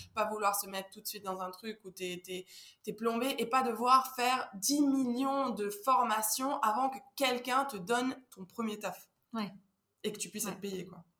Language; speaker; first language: French; early bilingual, heritage; Spanish